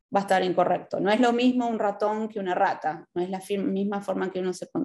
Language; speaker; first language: Spanish; native; Spanish